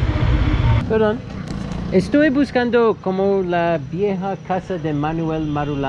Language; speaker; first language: Spanish; non-native, learner; English